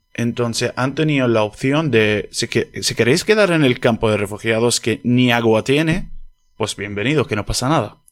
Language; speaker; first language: Spanish; non-native, fluent; Arabic